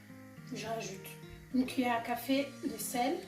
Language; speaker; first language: French; non-native, fluent; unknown